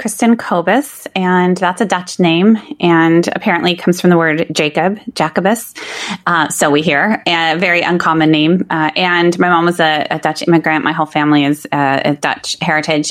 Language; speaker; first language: English; native; English